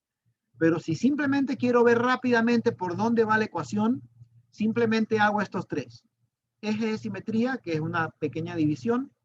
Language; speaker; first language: Spanish; native; Spanish